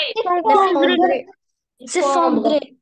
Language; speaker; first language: French; non-native, learner; Arabic